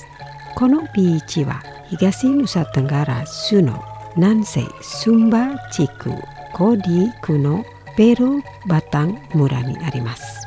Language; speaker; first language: Japanese; non-native, fluent; Indonesian